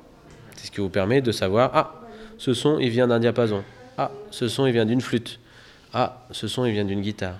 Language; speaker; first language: French; native; French